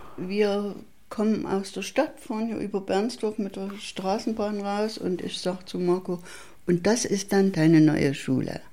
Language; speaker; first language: German; native; German